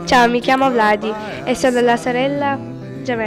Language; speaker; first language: Italian; early bilingual, other home language; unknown